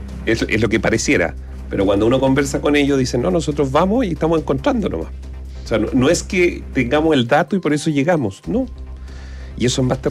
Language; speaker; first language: Spanish; native; Spanish